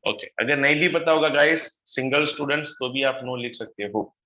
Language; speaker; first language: Hindi; non-native, local second language; Gujarati